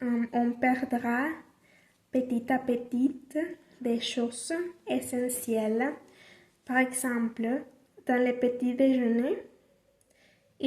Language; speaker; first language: French; non-native, learner; Spanish